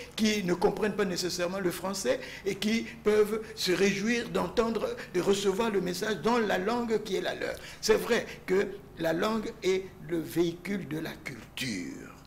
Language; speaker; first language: French; non-native, local second language; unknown